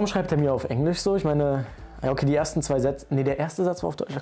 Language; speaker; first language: German; native; German